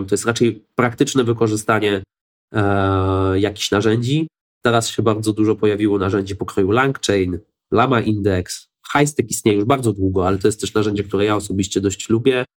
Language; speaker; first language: Polish; native; Polish